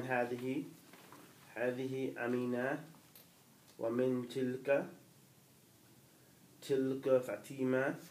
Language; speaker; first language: Arabic; non-native, learner; English